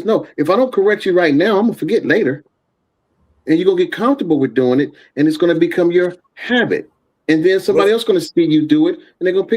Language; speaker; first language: English; native; English